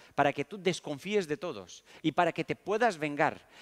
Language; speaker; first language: Spanish; early bilingual, other home language; Romanian